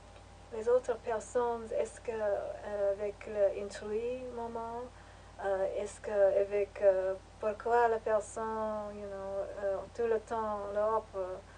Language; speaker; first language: French; non-native, learner; English